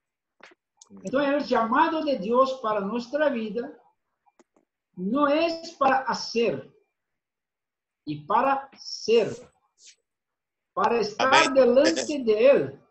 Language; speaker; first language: Spanish; non-native, fluent; Portuguese